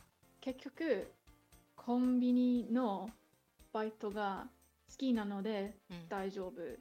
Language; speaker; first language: Japanese; non-native, learner; English